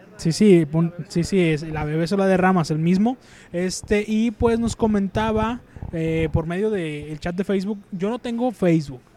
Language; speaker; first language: Spanish; native; Spanish